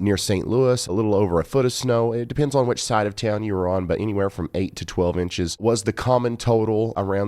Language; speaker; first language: English; native; English